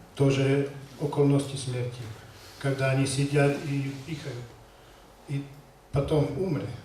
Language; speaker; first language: Russian; non-native, learner; Slovak